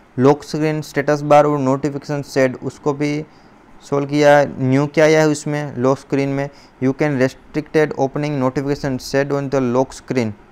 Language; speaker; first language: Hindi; non-native, local second language; Gujarati